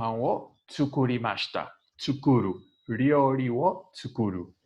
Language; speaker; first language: Japanese; non-native, learner; Spanish